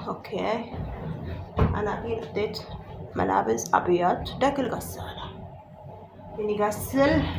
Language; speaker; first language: Arabic; non-native, learner; Amharic